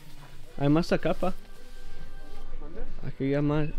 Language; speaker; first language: Spanish; early bilingual, heritage; Spanish